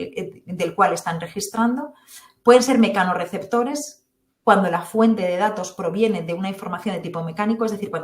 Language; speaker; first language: Spanish; native; Spanish